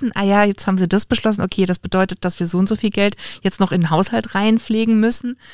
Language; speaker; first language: German; native; German